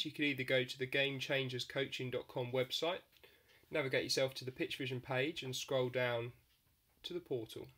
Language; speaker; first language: English; native; English